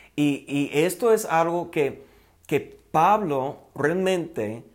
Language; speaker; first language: Spanish; non-native, fluent; English